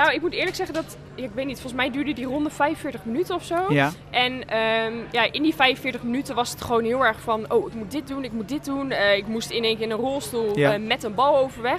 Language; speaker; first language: Dutch; native; Dutch